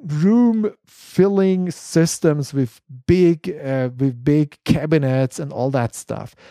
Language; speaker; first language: English; non-native, fluent; German